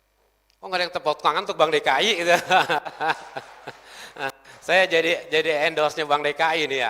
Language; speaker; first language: Indonesian; native; Indonesian